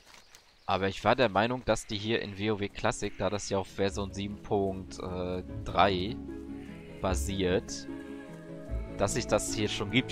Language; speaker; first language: German; native; German